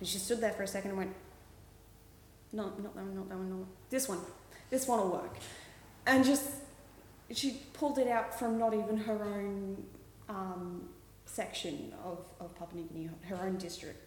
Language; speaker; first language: English; native; English